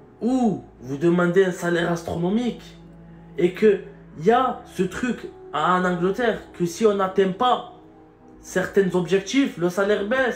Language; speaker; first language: French; native; French